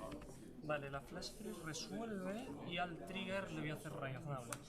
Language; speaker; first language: Spanish; native; Spanish